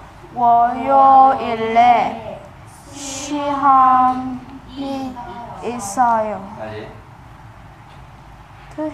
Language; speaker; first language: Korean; non-native, learner; Vietnamese